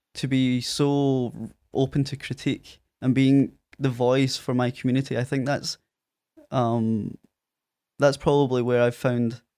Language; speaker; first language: English; native; English